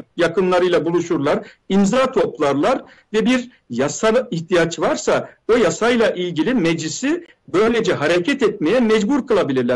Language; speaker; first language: Turkish; native; Turkish